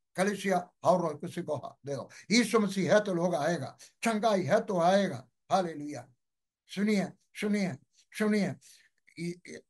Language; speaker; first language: Hindi; non-native, local second language; Malayalam